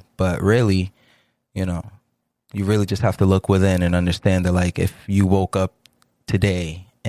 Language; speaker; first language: English; early bilingual, other home language; Spanish